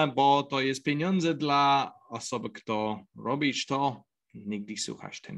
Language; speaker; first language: Polish; non-native, learner; English